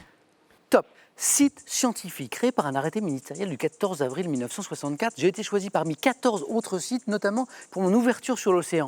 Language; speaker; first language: French; native; French